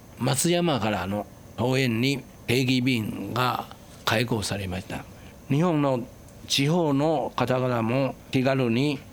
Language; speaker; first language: Japanese; non-native, fluent; Chinese